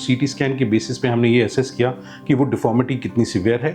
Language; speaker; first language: Hindi; native; Hindi